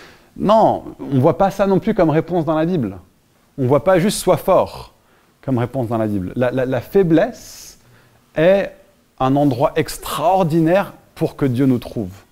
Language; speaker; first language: French; native; French